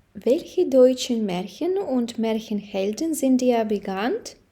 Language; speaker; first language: German; non-native, fluent; Ukrainian